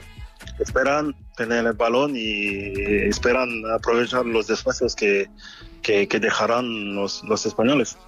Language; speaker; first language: Spanish; non-native, fluent; French